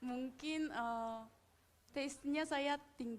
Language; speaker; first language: Indonesian; non-native, fluent; Korean